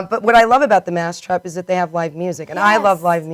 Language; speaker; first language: English; native; English